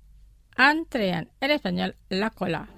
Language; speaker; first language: Spanish; non-native, fluent; Indonesian